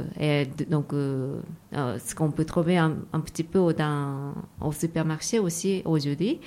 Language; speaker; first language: French; non-native, fluent; Japanese